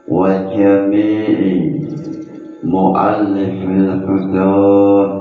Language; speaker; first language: Arabic; non-native, fluent; Javanese